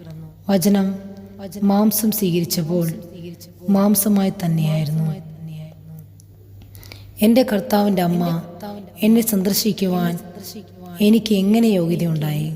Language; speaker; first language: Malayalam; native; Malayalam